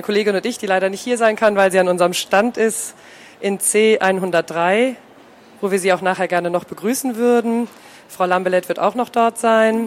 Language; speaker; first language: German; native; German